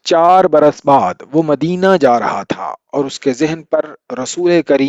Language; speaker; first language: Urdu; native; Urdu